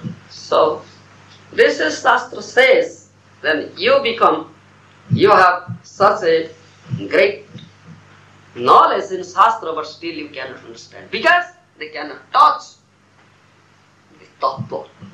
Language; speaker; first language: English; non-native, local second language; Odia